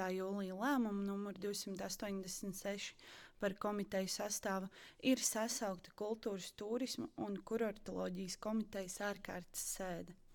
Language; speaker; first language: Latvian; native; Latvian